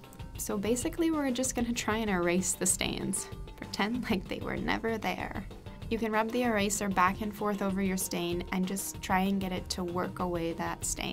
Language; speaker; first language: English; native; English